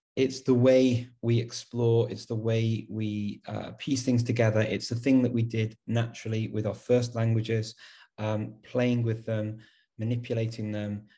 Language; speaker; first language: English; native; English